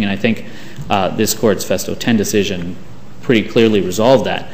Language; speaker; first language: English; native; English